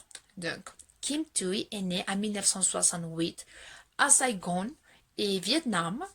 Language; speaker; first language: French; non-native, fluent; Spanish